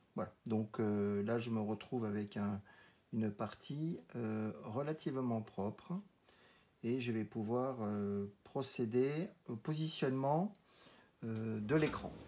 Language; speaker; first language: French; native; French